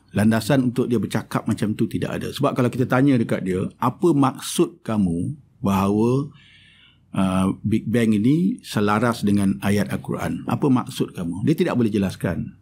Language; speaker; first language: Malay; native; Malay